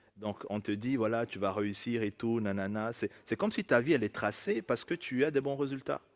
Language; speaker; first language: French; native; French